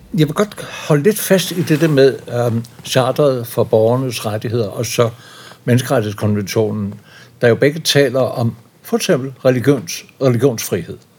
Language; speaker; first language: Danish; native; Danish